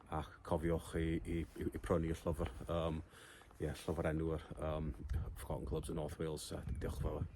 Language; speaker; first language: Welsh; non-native, learner; English